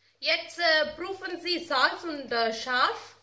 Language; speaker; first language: German; non-native, learner; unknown